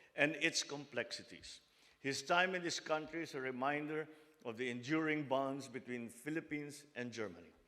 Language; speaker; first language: English; non-native, local second language; Filipino